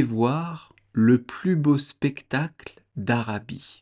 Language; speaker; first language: French; native; French